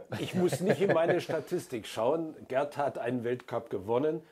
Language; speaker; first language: German; native; German